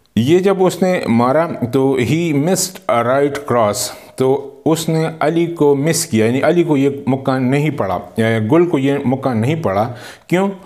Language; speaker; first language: Urdu; non-native, local second language; Pashto